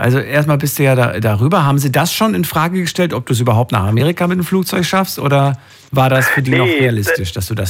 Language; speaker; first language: German; native; German